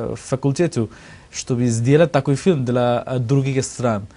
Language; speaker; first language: Russian; non-native, learner; Bangla